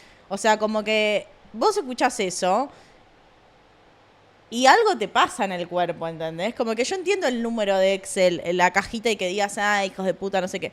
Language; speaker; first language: Spanish; native; Spanish